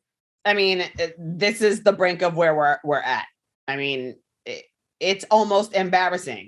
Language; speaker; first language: English; native; English